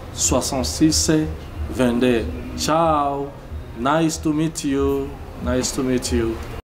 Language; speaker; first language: English; non-native, fluent; Rundi